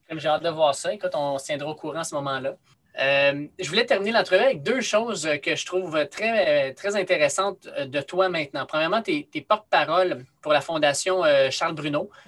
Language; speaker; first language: French; native; French